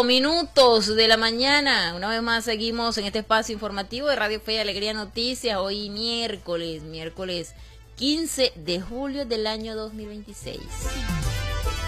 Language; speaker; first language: Spanish; native; Spanish